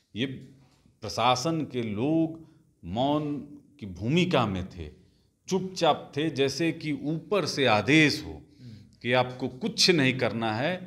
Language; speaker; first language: Hindi; native; Hindi